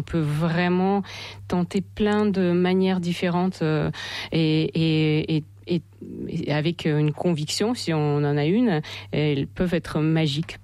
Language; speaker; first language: French; non-native, fluent; Russian